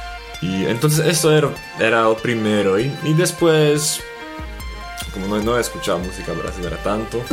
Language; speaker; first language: Spanish; non-native, fluent; Slovak